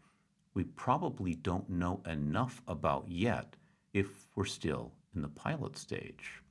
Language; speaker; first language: English; native; English